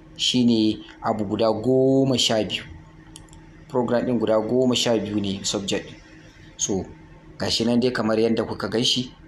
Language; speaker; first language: Hausa; non-native, local second language; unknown